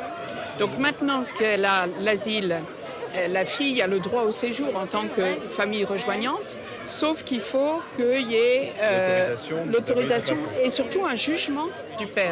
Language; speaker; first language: French; native; French